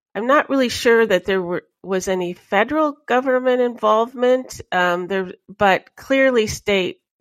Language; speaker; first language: English; native; English